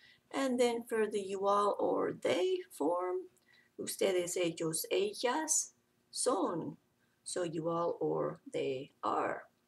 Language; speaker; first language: English; native; English